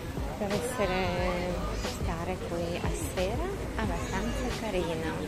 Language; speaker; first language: Italian; non-native, learner; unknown